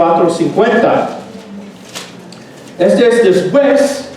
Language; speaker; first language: Spanish; non-native, fluent; English